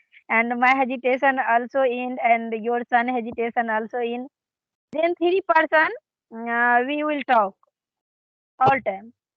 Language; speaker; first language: English; non-native, learner; Hindi